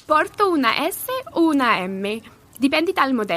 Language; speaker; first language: Italian; non-native, learner; English